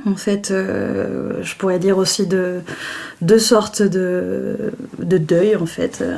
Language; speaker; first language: French; non-native, fluent; Spanish